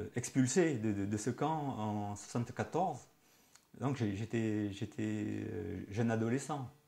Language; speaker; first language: French; native; French